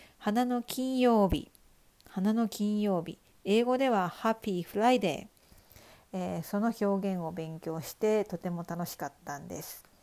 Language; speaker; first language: Japanese; native; Japanese